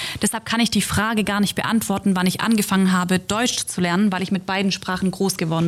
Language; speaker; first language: German; early bilingual, other home language; Turkish